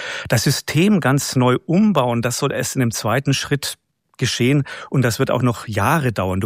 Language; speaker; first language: German; native; German